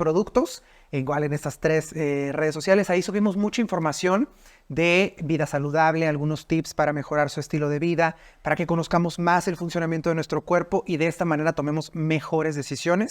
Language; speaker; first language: Spanish; native; Spanish